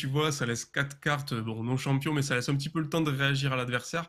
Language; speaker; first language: French; native; French